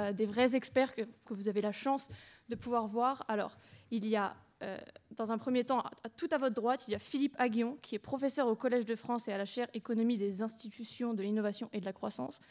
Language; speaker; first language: French; native; French